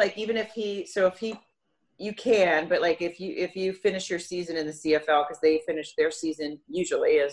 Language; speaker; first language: English; native; English